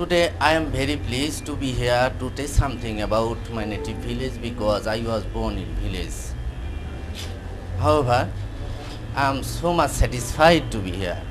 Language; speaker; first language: English; non-native, learner; Bangla